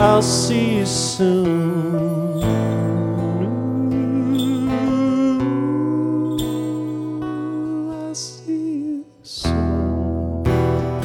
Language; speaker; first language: English; native; English